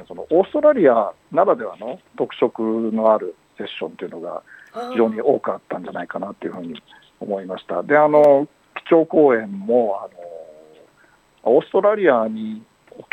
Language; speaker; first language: Japanese; native; Japanese